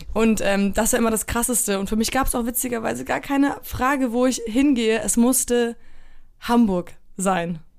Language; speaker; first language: German; early bilingual, other home language; Polish